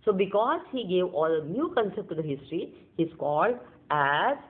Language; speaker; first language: English; non-native, local second language; Marathi